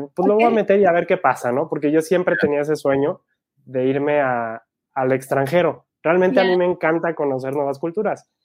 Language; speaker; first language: Spanish; native; Spanish